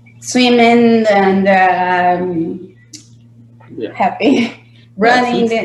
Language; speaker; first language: English; non-native, learner; Portuguese